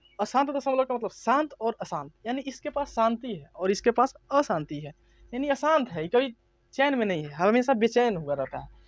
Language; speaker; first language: Hindi; native; Hindi